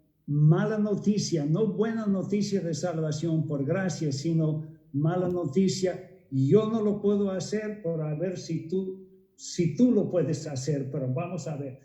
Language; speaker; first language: Spanish; non-native, fluent; English